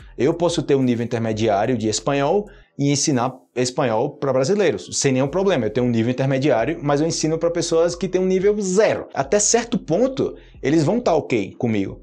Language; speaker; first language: Portuguese; native; Portuguese